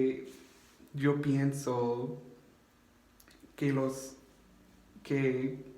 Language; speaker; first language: Spanish; non-native, learner; English